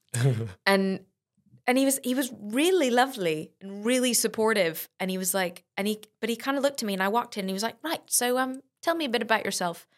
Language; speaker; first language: English; native; English